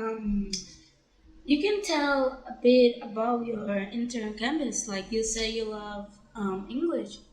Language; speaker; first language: English; non-native, learner; Portuguese